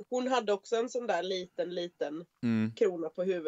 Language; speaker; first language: Swedish; native; Swedish